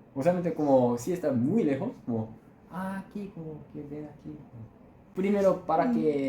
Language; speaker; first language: Spanish; non-native, learner; Korean